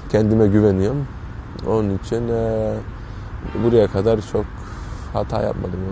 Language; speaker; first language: Turkish; early bilingual, heritage; Turkish